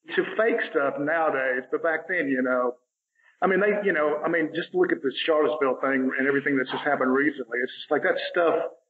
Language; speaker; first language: English; native; English